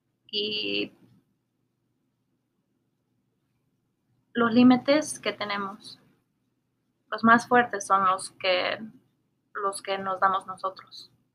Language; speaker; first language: Spanish; early bilingual, heritage; Spanish